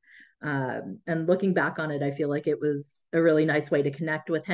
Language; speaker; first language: English; early bilingual, other home language; Tamil